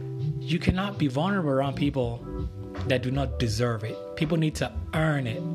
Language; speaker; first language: English; non-native, local second language; Yoruba